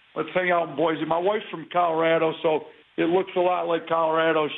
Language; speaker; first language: English; native; English